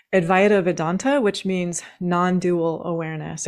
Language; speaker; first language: English; native; English